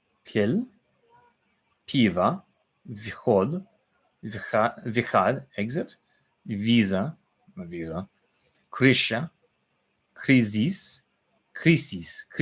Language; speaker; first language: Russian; non-native, learner; English